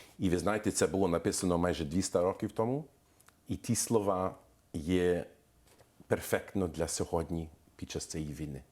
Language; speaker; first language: Ukrainian; early bilingual, heritage; Ukrainian